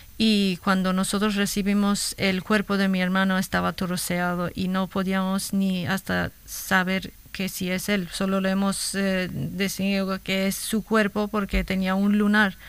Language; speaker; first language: Spanish; non-native, fluent; Kurdish